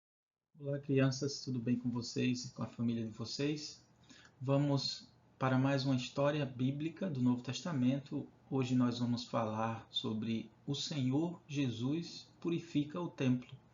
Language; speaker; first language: Portuguese; native; Portuguese